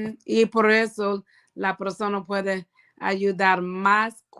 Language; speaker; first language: Spanish; non-native, learner; English